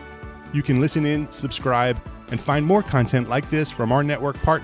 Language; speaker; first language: English; native; English